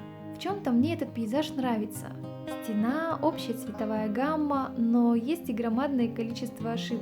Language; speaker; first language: Russian; native; Russian